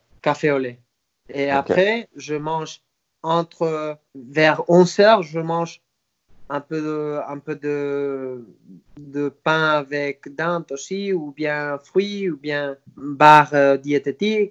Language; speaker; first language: French; non-native, fluent; Spanish